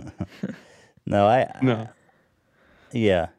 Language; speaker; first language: English; native; English